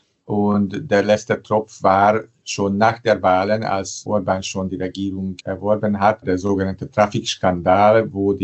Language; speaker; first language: German; non-native, fluent; Hungarian